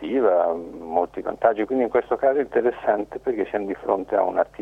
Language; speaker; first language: Italian; native; Italian